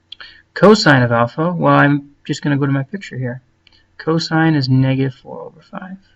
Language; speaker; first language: English; native; English